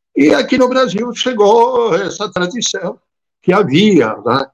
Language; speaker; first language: Portuguese; non-native, fluent; Italian